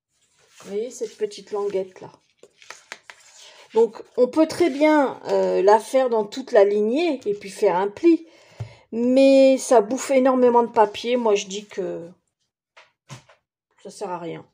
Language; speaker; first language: French; native; French